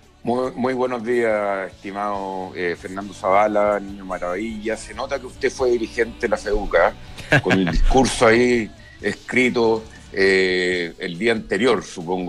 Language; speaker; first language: Spanish; native; Spanish